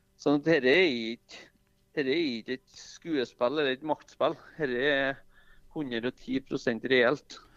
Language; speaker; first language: Norwegian; native; Norwegian